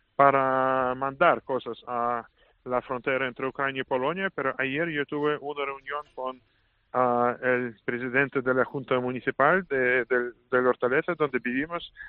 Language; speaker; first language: Spanish; non-native, fluent; Russian